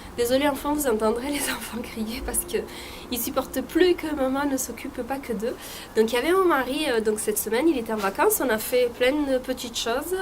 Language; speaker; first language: French; early bilingual, other home language; Italian